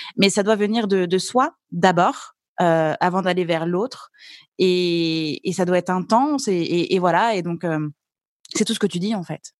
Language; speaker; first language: French; native; French